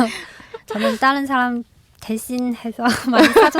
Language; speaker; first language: Korean; non-native, fluent; Chinese